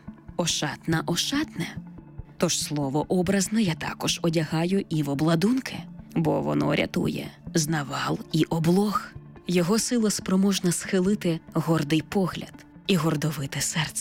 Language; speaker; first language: Ukrainian; native; Ukrainian